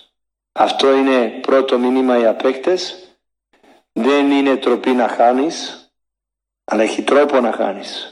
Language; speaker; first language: Greek; non-native, learner; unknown